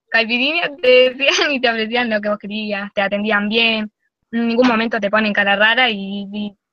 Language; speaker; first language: Spanish; native; Spanish